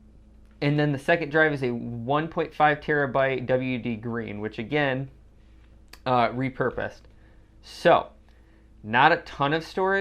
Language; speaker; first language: English; native; English